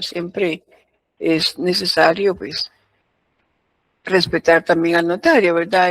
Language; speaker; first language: Spanish; native; Spanish